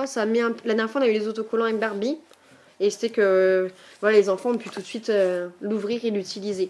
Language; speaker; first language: French; native; French